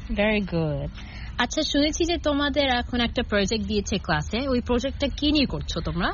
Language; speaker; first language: Bangla; early bilingual, heritage; Bangla